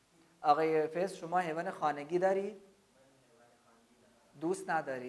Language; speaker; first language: Persian; non-native, fluent; Urdu